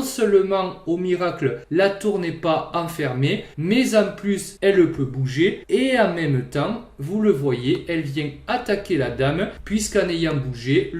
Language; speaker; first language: French; native; French